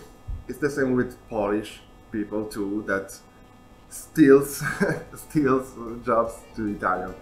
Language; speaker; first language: English; non-native, learner; Italian